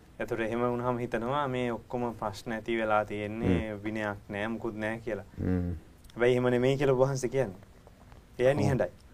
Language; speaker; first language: Sinhala; native; Sinhala